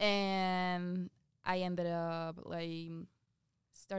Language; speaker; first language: English; non-native, fluent; Spanish